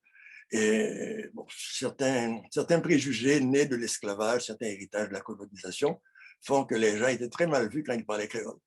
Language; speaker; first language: French; non-native, local second language; Haitian Creole